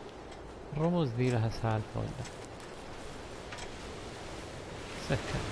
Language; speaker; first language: Arabic; native; Arabic